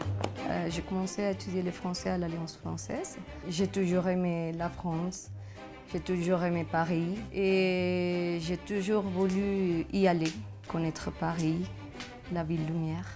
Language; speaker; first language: French; non-native, fluent; Spanish